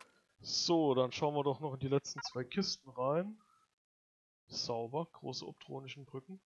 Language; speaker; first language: German; native; German